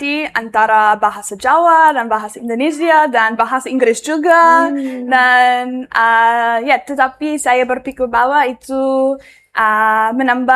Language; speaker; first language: Indonesian; non-native, learner; English